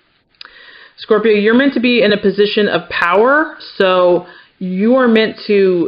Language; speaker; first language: English; native; English